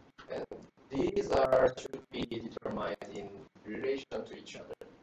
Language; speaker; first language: English; non-native, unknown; Korean